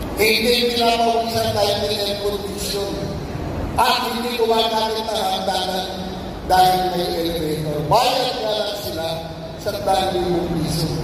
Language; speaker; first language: Filipino; native; Filipino